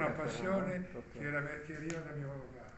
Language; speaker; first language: Italian; native; Italian